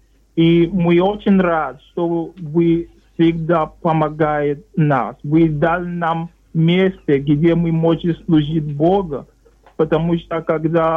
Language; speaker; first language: Russian; non-native, learner; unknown